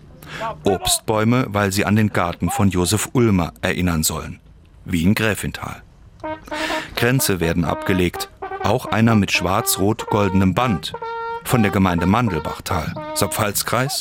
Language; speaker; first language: German; native; German